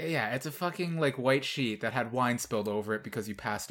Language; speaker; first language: English; native; English